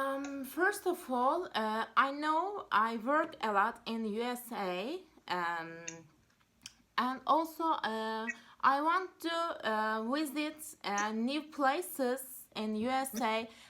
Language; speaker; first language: English; non-native, learner; Turkish